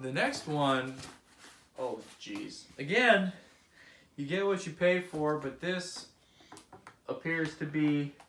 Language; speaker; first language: English; native; English